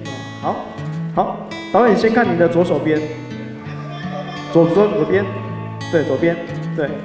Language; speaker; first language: Chinese; native; Chinese